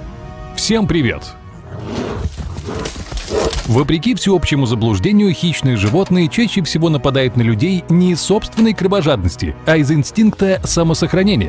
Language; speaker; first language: Russian; native; Russian